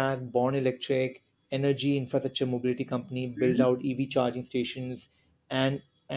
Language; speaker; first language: English; non-native, local second language; Hindi